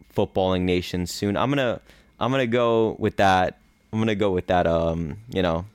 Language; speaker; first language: English; early bilingual, other home language; Greek